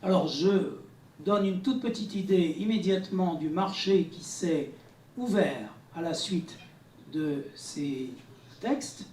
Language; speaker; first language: French; native; French